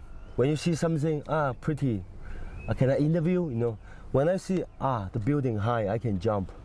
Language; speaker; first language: English; non-native, fluent; Cantonese